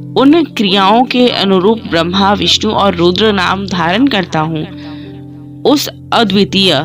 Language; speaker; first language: Hindi; native; Hindi